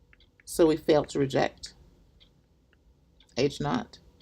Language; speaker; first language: English; native; English